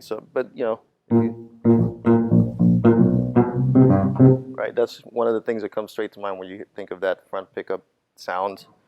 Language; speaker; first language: English; native; English